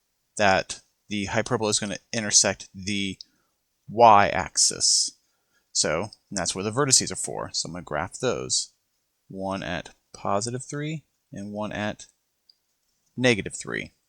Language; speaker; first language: English; native; English